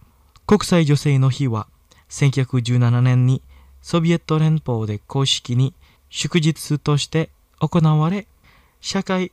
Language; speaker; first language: Japanese; non-native, fluent; Indonesian